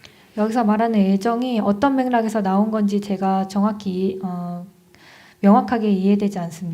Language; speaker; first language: Korean; native; Korean